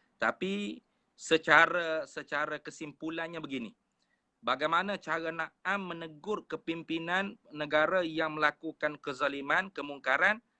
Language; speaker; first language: Malay; native; Malay